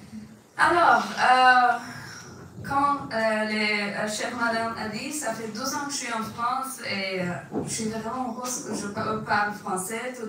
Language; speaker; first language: French; non-native, fluent; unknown